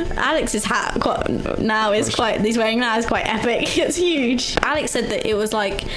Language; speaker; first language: English; native; English